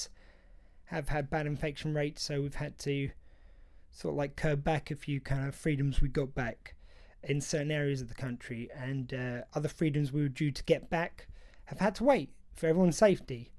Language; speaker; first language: English; native; English